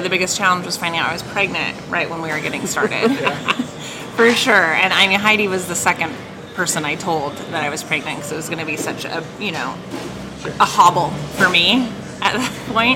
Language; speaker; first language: English; native; English